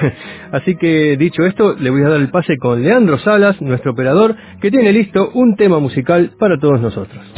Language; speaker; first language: Spanish; native; Spanish